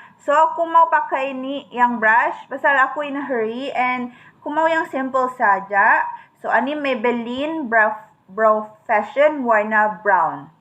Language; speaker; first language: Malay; non-native, learner; Filipino